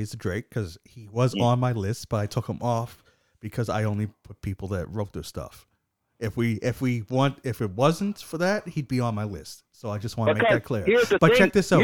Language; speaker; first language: English; native; English